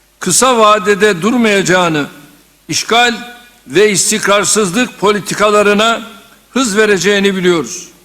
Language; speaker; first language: Turkish; native; Turkish